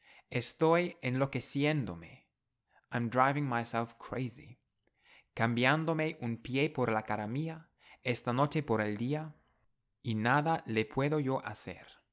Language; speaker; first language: Spanish; non-native, fluent; English